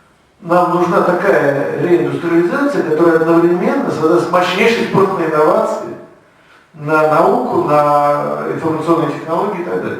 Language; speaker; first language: Russian; native; Russian